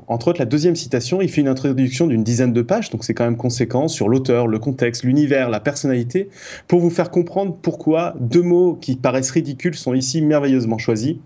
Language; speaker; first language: French; native; French